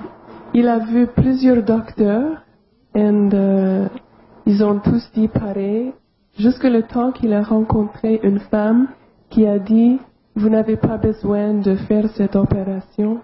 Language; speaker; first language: French; non-native, local second language; English